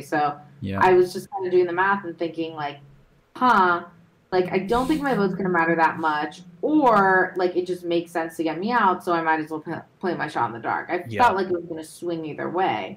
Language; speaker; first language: English; native; English